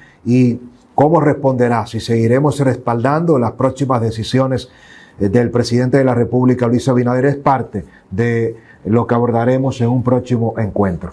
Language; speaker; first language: Spanish; native; Spanish